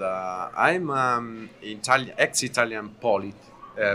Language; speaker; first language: English; non-native, learner; Italian